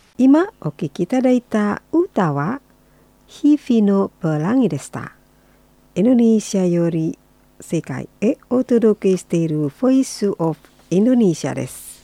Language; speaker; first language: Japanese; non-native, fluent; Indonesian